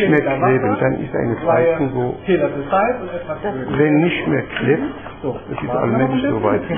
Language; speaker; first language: German; non-native, fluent; Persian